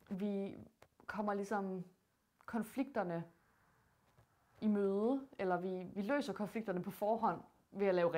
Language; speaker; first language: Danish; native; Danish